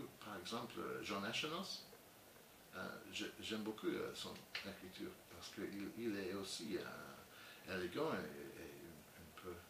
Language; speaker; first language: French; non-native, learner; English